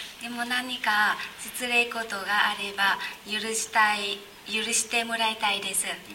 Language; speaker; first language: Japanese; non-native, learner; Vietnamese